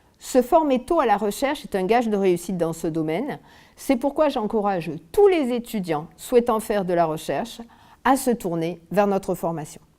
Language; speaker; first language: French; native; French